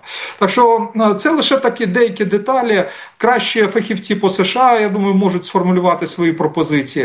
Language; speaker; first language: Ukrainian; native; Ukrainian